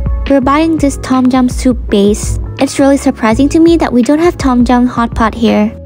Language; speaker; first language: English; non-native, fluent; Vietnamese